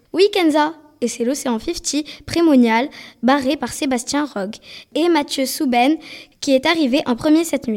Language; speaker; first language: French; native; French